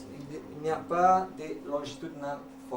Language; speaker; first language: French; non-native, learner; Portuguese